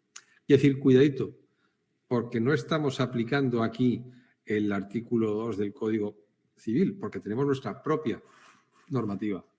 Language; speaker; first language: Spanish; native; Spanish